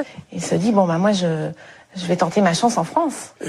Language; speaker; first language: French; native; French